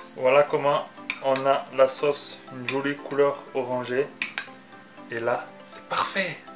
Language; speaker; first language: French; native; French